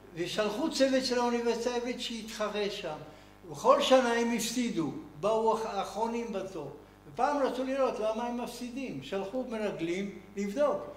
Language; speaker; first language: Hebrew; non-native, fluent; Arabic